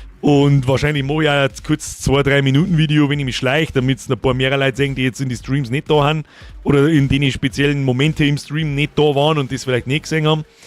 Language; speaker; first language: German; native; German